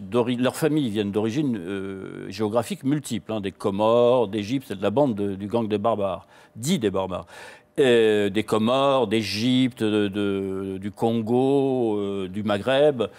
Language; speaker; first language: French; native; French